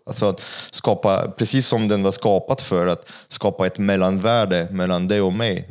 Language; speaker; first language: Swedish; non-native, fluent; French